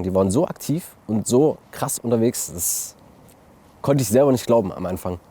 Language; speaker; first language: German; native; German